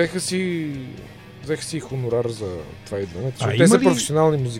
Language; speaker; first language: Bulgarian; native; Bulgarian